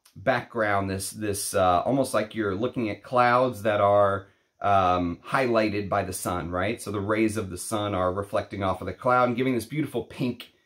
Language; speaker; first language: English; non-native, fluent; Arabic